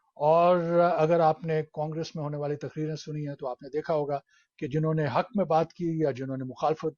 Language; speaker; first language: Urdu; native; Urdu